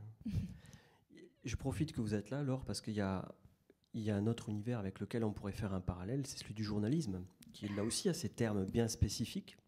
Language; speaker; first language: French; native; French